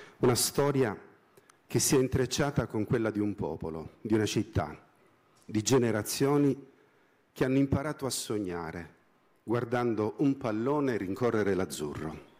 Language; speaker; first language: Italian; native; Italian